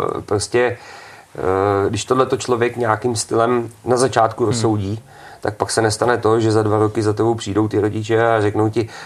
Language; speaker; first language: Czech; native; Czech